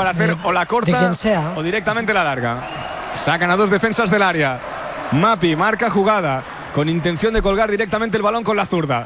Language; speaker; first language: Spanish; native; Spanish